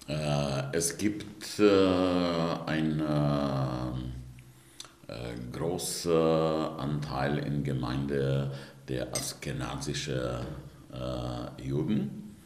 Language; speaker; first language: German; non-native, fluent; Romanian